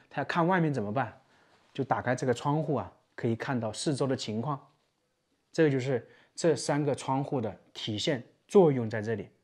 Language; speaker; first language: Chinese; native; Chinese